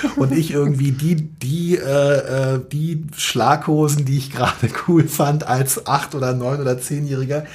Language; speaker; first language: German; native; German